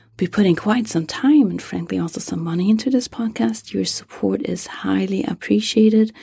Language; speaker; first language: English; non-native, fluent; German